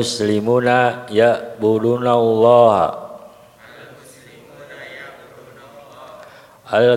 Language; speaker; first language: Arabic; non-native, learner; Indonesian